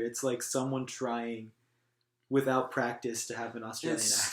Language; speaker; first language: English; native; English